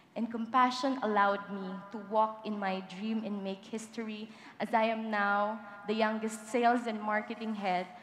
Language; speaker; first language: English; non-native, local second language; Filipino